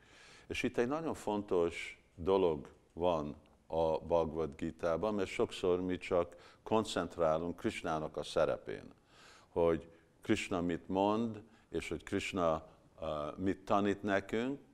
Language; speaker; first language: Hungarian; early bilingual, heritage; Hungarian